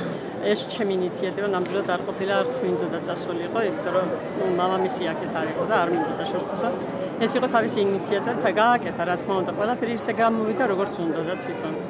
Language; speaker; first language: Georgian; native; Georgian